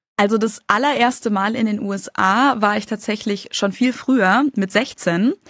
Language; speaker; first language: German; native; German